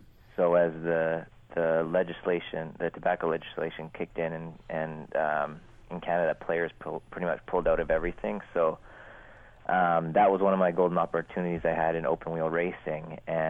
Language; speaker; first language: English; native; English